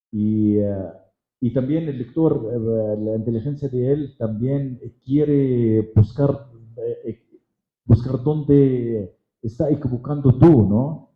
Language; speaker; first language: Spanish; non-native, fluent; Arabic